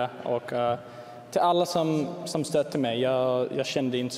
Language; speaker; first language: Swedish; early bilingual, heritage; English